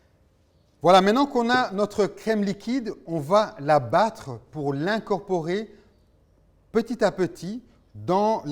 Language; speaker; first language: French; native; French